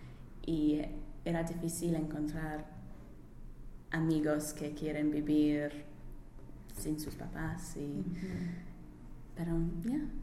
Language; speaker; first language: Spanish; non-native, learner; English